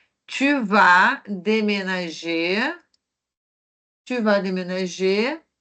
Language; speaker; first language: French; non-native, fluent; Portuguese